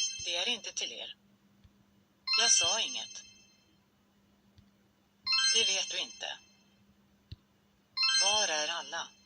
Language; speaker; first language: Swedish; non-native, learner; English